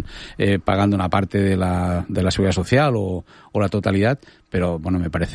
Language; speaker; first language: Spanish; native; Spanish